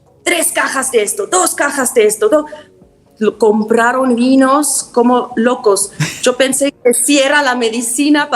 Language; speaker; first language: Spanish; non-native, fluent; German